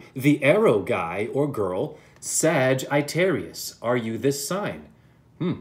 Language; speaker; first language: English; native; English